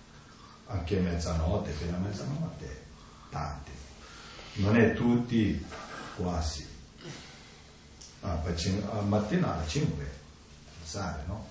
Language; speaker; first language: Italian; non-native, learner; Tibetan